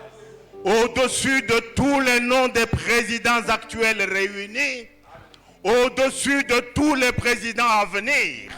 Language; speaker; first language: French; non-native, local second language; Lingala